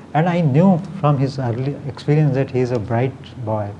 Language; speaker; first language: English; non-native, local second language; Marathi